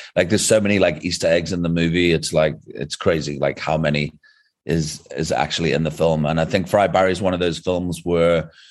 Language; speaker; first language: English; native; English